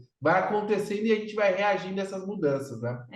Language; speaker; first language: Portuguese; native; Portuguese